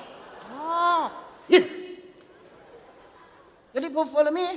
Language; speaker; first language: English; non-native, learner; Chinese